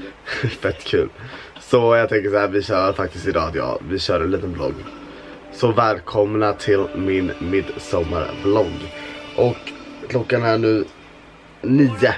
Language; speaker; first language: Swedish; native; Swedish